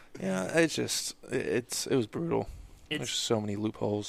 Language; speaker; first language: English; native; English